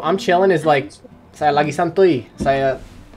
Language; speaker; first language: Indonesian; non-native, fluent; English